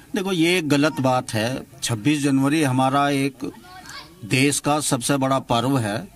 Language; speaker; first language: Hindi; native; Hindi